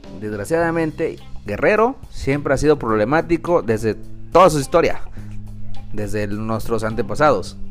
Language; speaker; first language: Spanish; native; Spanish